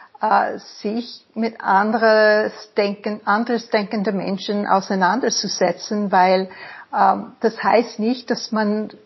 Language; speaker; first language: German; non-native, fluent; English